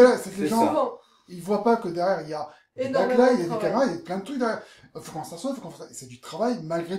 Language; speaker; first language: French; native; French